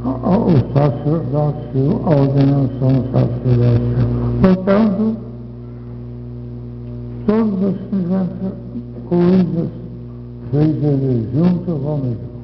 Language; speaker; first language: Portuguese; non-native, fluent; Dutch